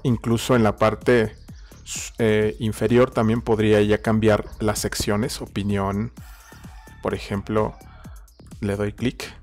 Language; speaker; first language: Spanish; native; Spanish